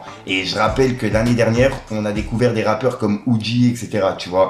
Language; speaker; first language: French; native; French